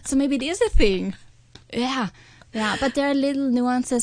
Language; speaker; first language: English; non-native, fluent; German